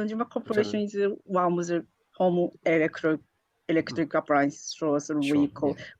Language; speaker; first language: English; non-native, learner; Japanese